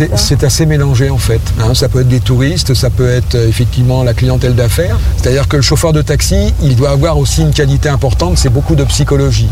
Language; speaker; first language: French; native; French